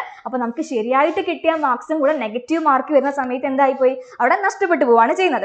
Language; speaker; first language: Malayalam; native; Malayalam